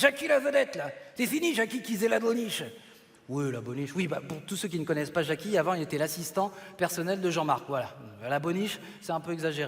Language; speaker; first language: French; native; French